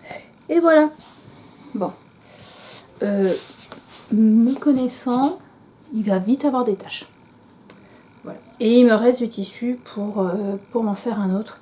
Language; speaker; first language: French; native; French